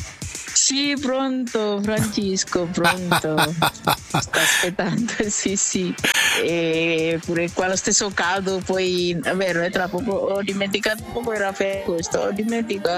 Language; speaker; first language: Italian; non-native, learner; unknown